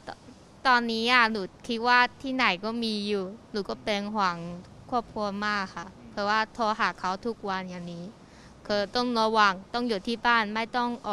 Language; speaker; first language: Thai; non-native, learner; Chinese